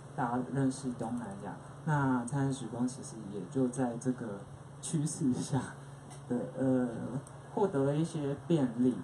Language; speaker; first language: Chinese; native; Chinese